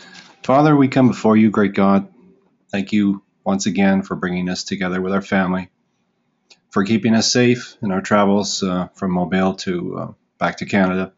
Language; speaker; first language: English; native; English